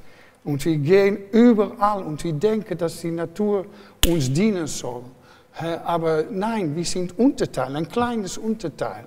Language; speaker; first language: German; non-native, fluent; Dutch